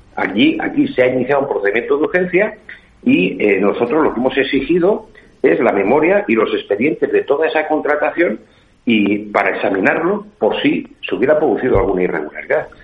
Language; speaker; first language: Spanish; native; Spanish